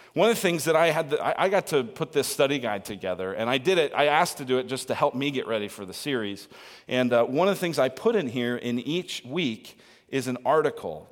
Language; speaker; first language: English; native; English